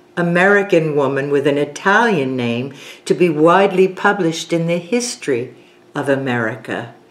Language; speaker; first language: English; early bilingual, other home language; Italian